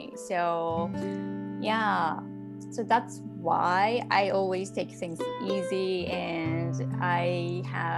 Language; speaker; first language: English; non-native, fluent; Japanese